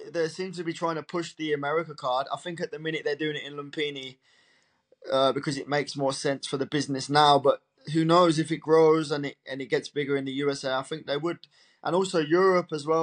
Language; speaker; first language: English; native; English